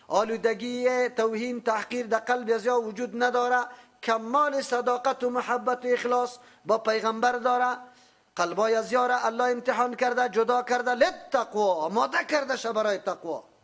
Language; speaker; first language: Persian; native; Persian